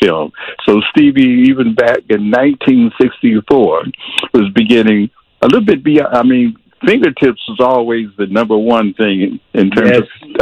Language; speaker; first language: English; native; English